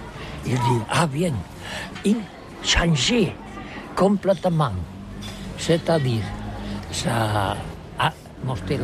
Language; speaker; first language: French; non-native, learner; Catalan